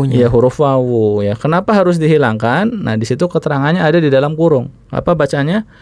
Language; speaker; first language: Indonesian; native; Indonesian